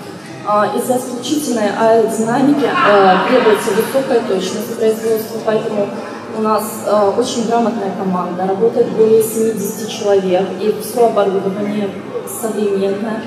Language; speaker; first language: Russian; native; Russian